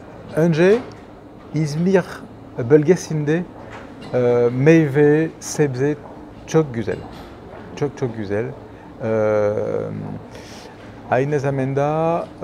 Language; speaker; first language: Turkish; non-native, learner; French